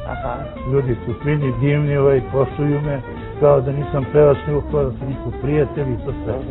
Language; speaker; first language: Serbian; non-native, local second language; Romany